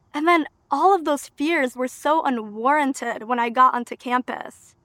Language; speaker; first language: English; early bilingual, other home language; Albanian